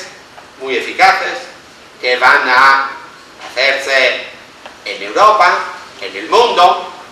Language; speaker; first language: Spanish; non-native, fluent; Italian